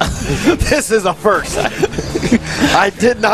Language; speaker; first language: English; native; English